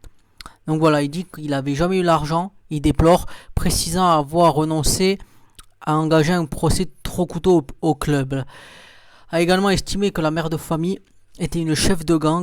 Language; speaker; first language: French; native; French